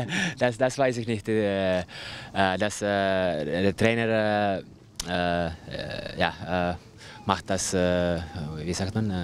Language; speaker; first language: German; non-native, fluent; Finnish